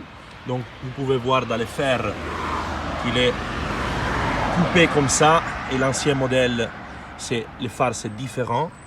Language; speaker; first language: French; non-native, learner; Italian